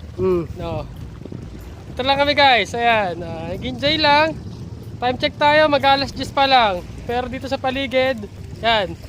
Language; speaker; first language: Filipino; native; Filipino